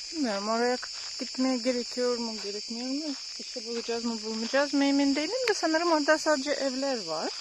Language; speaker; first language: Turkish; non-native, learner; Russian